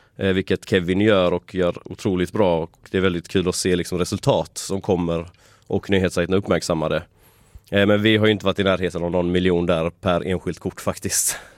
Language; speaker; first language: Swedish; native; Swedish